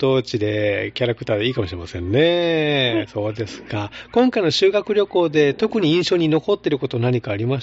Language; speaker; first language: Japanese; native; Japanese